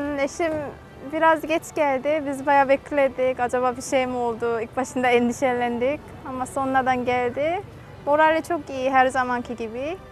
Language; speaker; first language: Turkish; non-native, fluent; Korean